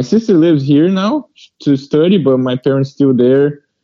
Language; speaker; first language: English; early bilingual, other home language; Portuguese